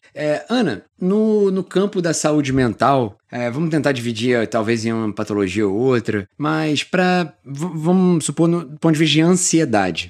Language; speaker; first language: Portuguese; native; Portuguese